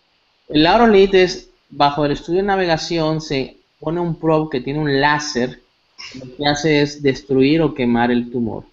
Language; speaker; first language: Spanish; native; Spanish